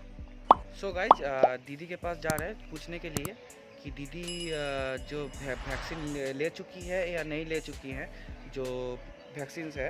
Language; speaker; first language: Hindi; native; Hindi